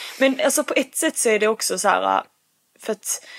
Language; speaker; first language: Swedish; early bilingual, other home language; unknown